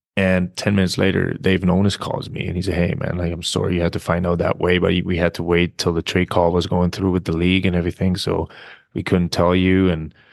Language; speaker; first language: English; non-native, fluent; German